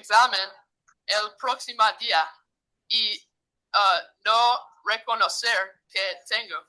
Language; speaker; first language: Spanish; non-native, learner; English